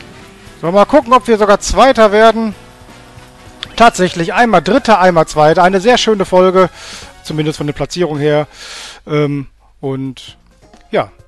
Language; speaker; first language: German; native; German